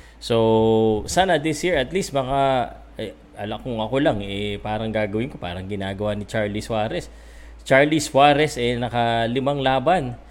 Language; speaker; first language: Filipino; native; Filipino